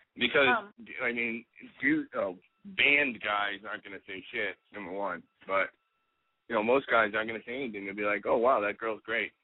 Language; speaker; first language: English; native; English